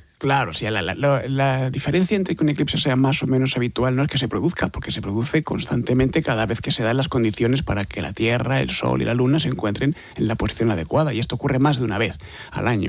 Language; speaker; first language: Spanish; native; Spanish